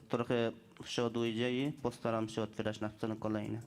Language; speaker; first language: Polish; non-native, learner; Bangla